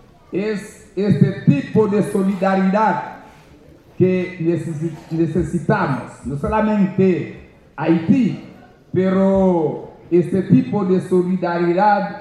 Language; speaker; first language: Spanish; non-native, learner; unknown